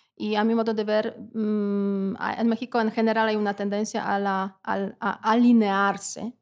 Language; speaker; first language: Spanish; non-native, fluent; Polish